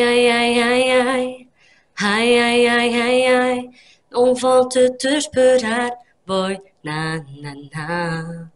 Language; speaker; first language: French; native; French